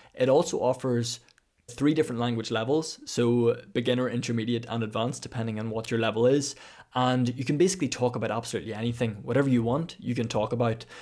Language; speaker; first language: English; native; English